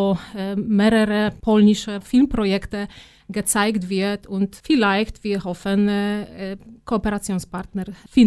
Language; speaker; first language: German; non-native, fluent; Polish